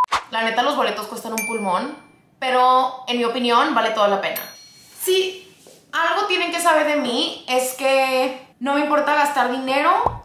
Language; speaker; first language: Spanish; early bilingual, heritage; Spanish